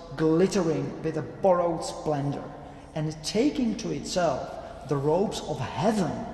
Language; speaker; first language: English; non-native, fluent; Czech